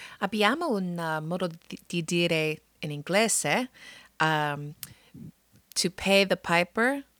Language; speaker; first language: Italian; non-native, learner; English